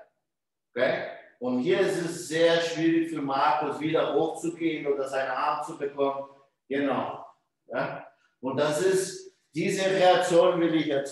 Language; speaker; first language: German; non-native, fluent; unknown